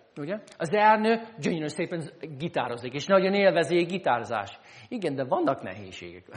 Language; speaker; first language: Hungarian; non-native, fluent; English